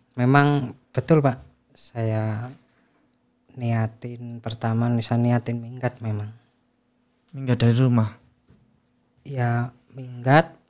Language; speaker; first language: Indonesian; native; Indonesian